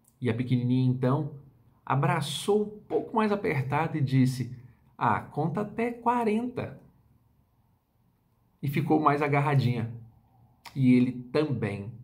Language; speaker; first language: Portuguese; native; Portuguese